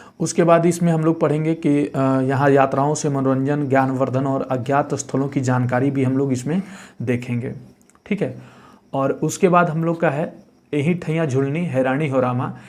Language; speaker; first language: Hindi; native; Hindi